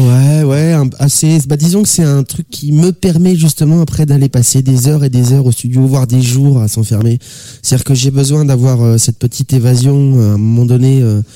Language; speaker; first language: French; native; French